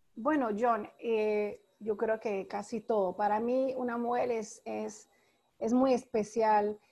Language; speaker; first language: Spanish; non-native, fluent; French